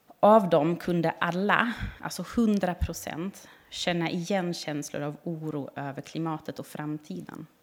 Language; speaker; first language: Swedish; non-native, fluent; German